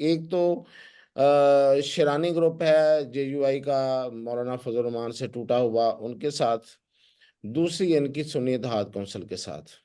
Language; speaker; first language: Urdu; non-native, local second language; Punjabi